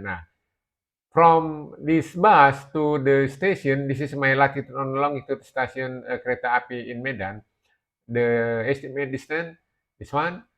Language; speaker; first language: English; non-native, learner; Indonesian